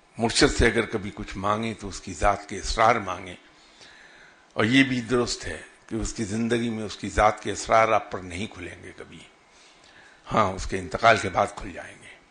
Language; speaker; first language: Urdu; non-native, local second language; Punjabi